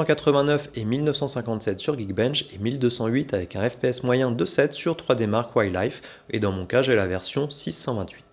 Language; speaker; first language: French; native; French